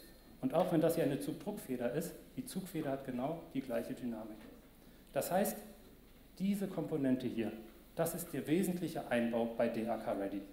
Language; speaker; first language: German; native; German